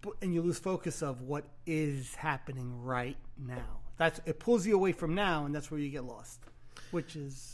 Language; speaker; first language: English; native; English